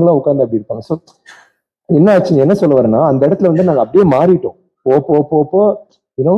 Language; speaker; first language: Tamil; native; Tamil